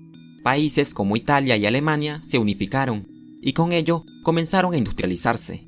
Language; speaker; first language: Spanish; native; Spanish